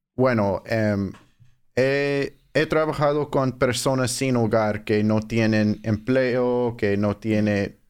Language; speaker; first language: Spanish; non-native, fluent; English